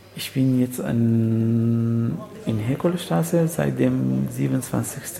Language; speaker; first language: German; non-native, fluent; Arabic